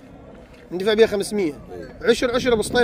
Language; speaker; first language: Arabic; native; Arabic